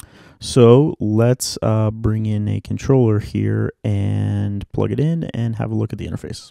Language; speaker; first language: English; native; English